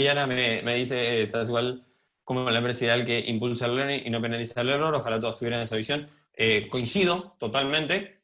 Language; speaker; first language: Spanish; native; Spanish